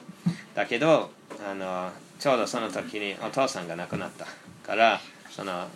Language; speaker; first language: Japanese; non-native, fluent; English